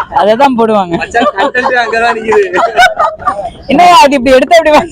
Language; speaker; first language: Tamil; native; Tamil